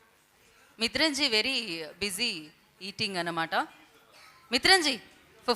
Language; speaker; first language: Telugu; native; Telugu